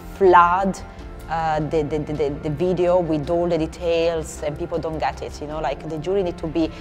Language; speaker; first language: English; non-native, fluent; Italian